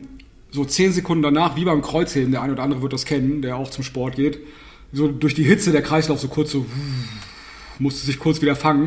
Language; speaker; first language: German; native; German